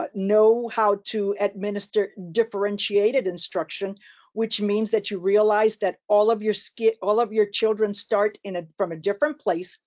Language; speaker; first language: English; early bilingual, other home language; Spanish